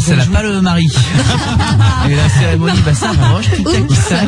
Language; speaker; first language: French; native; French